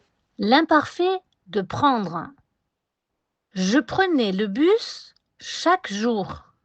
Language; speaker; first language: French; non-native, fluent; Spanish